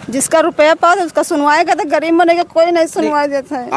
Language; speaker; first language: Hindi; native; Hindi